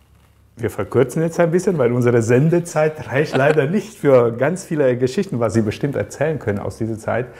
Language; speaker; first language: German; native; German